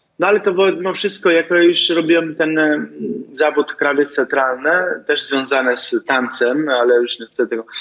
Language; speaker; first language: Polish; non-native, fluent; Italian